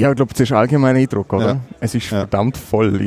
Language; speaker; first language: German; native; German